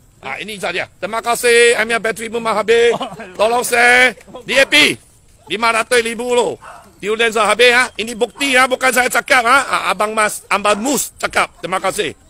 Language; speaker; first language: Malay; non-native, local second language; Chinese